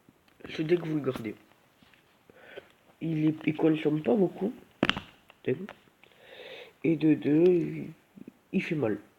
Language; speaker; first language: French; native; French